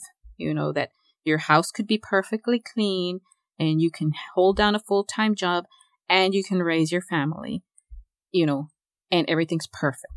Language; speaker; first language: English; early bilingual, other home language; Spanish